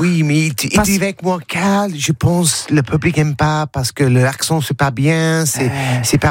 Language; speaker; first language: French; non-native, learner; English